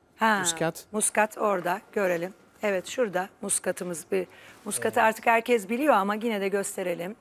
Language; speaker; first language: Turkish; native; Turkish